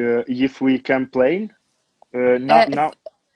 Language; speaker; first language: English; non-native, learner; Romanian